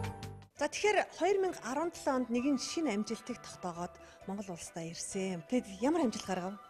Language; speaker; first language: Mongolian; native; Mongolian